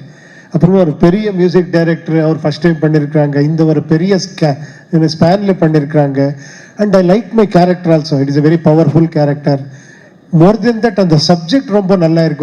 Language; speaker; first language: Tamil; non-native, learner; Kannada